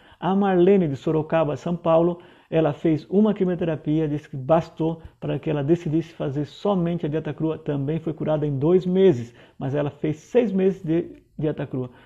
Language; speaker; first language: Portuguese; native; Portuguese